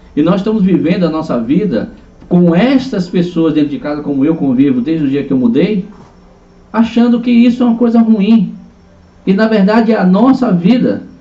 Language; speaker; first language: Portuguese; native; Portuguese